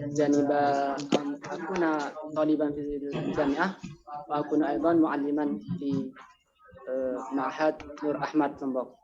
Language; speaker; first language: Arabic; non-native, learner; Indonesian